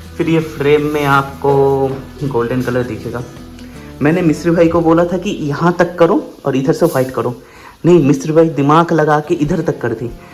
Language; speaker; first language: Hindi; non-native, local second language; Bangla